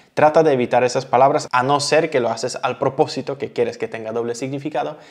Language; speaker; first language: Spanish; non-native, fluent; Polish